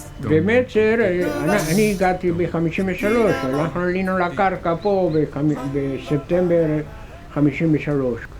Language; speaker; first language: Hebrew; non-native, fluent; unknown